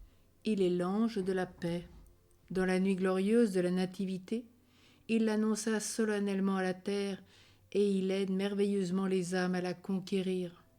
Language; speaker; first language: French; native; French